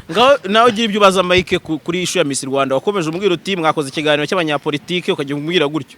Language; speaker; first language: Kinyarwanda; native; Kinyarwanda